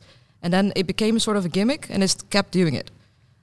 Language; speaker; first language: English; non-native, fluent; Dutch